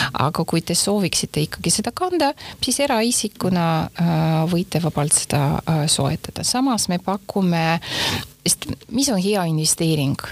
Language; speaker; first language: Estonian; non-native, local second language; Russian